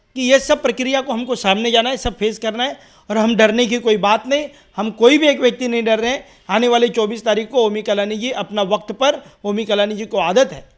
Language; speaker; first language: Hindi; non-native, local second language; Marathi